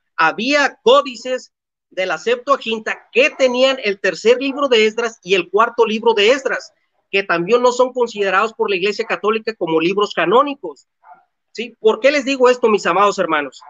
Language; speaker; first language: Spanish; native; Spanish